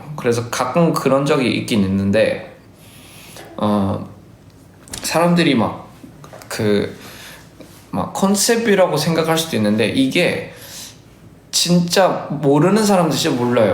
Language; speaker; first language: Korean; early bilingual, heritage; English